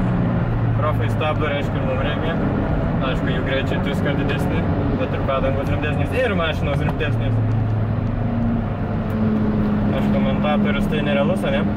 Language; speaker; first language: Lithuanian; native; Lithuanian